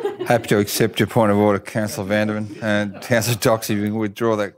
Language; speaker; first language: English; native; English